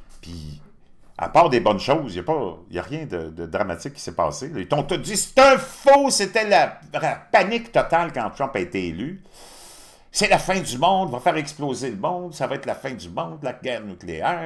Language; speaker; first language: French; native; French